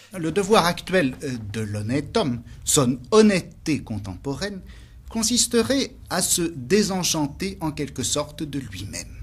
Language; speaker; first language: French; native; French